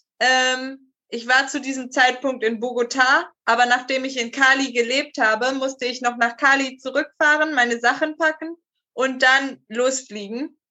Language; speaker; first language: German; native; German